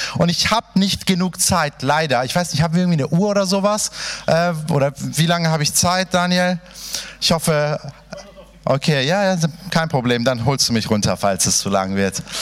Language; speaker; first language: German; early bilingual, other home language; Persian